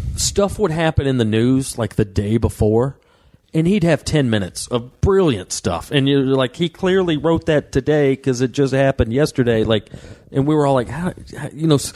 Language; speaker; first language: English; native; English